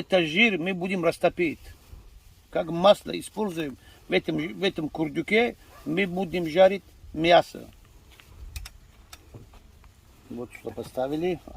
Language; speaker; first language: Russian; non-native, learner; Tajik